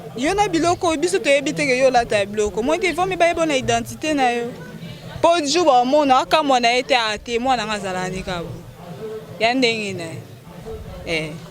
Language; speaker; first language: Lingala; non-native, local second language; Kituba (Democratic Republic of Congo)